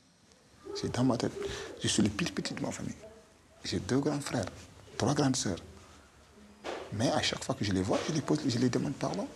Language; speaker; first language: French; non-native, local second language; Arabic